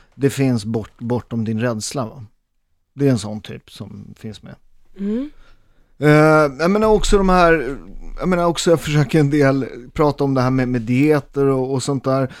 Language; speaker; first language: Swedish; early bilingual, other home language; Italian